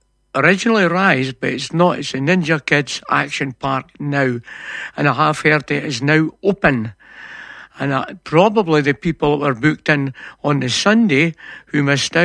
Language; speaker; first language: English; native; English